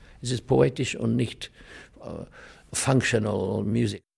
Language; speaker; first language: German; non-native, learner; English